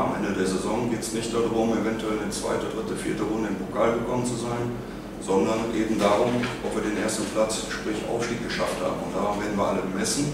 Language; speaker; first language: German; native; German